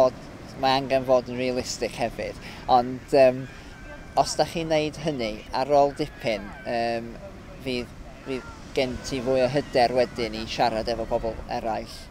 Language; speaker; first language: Welsh; non-native, fluent; English